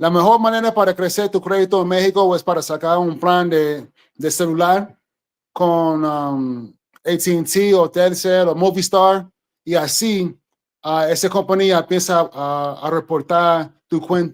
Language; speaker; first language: Spanish; non-native, fluent; English